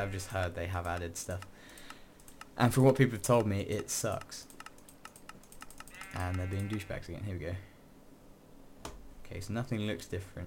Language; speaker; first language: English; native; English